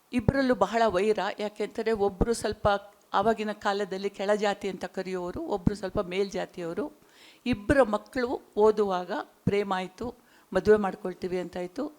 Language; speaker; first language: Kannada; non-native, local second language; Konkani